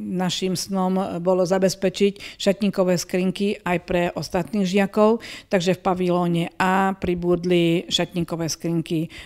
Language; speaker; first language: Slovak; native; Slovak